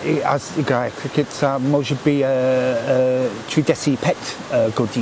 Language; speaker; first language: Bulgarian; non-native, learner; English